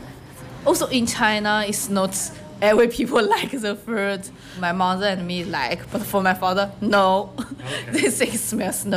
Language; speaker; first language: English; non-native, learner; Chinese